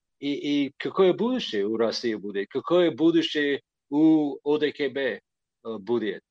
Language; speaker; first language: Russian; non-native, fluent; English